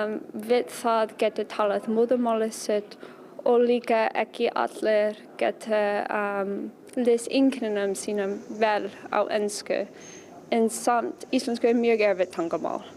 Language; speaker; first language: Icelandic; non-native, fluent; English